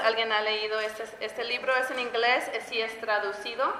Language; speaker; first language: Spanish; early bilingual, heritage; Spanish